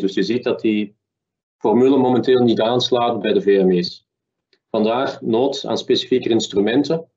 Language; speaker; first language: Dutch; native; Dutch